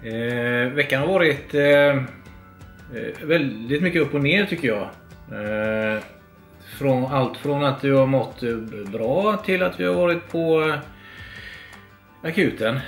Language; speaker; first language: Swedish; native; Swedish